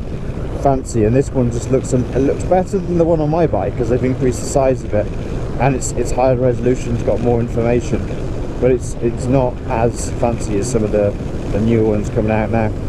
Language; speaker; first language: English; native; English